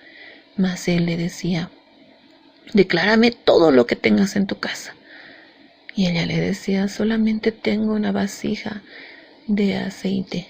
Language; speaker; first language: Spanish; native; Spanish